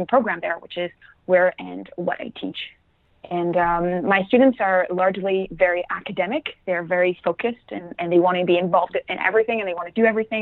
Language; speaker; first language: English; non-native, fluent; French